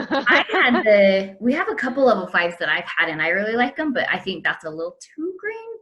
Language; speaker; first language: English; native; English